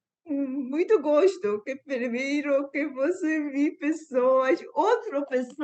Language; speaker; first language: Portuguese; non-native, learner; Persian